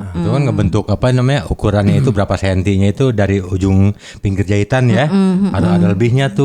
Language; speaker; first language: Indonesian; native; Indonesian